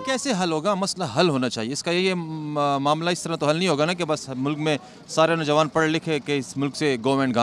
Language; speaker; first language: Urdu; native; Urdu